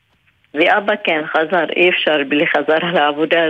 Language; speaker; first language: Hebrew; non-native, local second language; Arabic